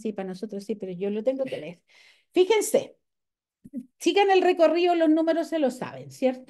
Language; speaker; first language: Spanish; native; Spanish